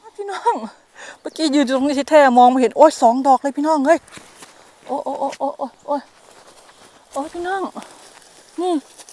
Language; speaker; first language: Thai; native; Thai